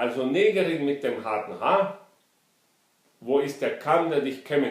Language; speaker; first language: German; non-native, fluent; Portuguese